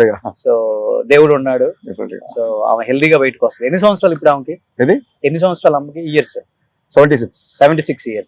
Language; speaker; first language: Telugu; native; Telugu